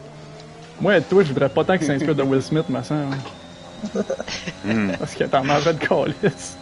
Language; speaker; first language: French; native; French